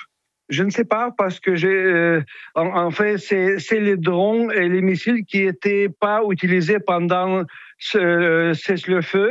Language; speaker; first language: French; non-native, fluent; Russian